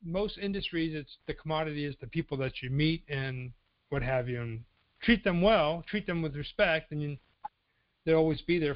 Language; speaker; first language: English; native; English